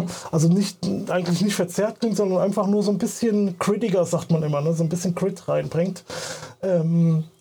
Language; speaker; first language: German; native; German